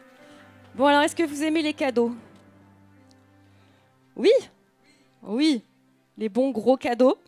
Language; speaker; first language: French; native; French